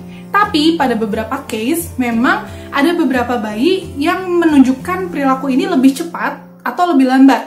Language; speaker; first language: Indonesian; native; Indonesian